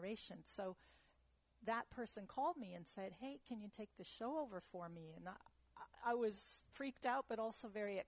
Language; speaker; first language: English; early bilingual, other home language; German